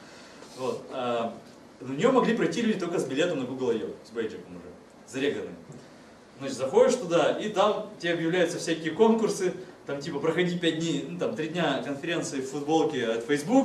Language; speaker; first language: Russian; native; Russian